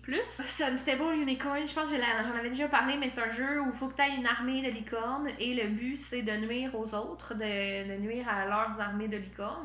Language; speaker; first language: French; native; French